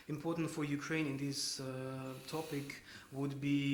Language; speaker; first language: English; non-native, fluent; Ukrainian